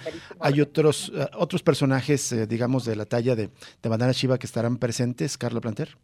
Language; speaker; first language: Spanish; native; Spanish